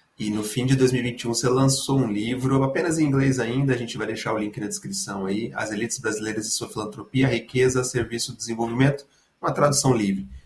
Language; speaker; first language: Portuguese; native; Portuguese